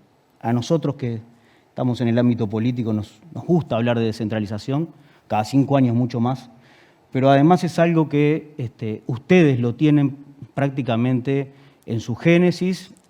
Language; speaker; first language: Spanish; native; Spanish